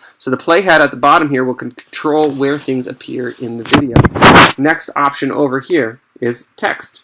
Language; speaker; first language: English; native; English